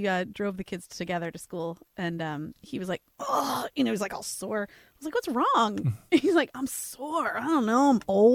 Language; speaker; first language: English; native; English